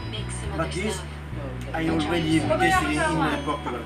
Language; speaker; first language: English; non-native, learner; Italian